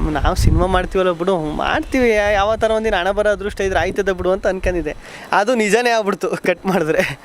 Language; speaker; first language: Kannada; native; Kannada